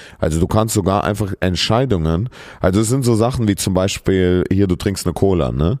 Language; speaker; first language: German; early bilingual, other home language; Russian